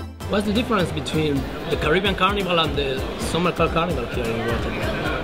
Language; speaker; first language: English; non-native, learner; Spanish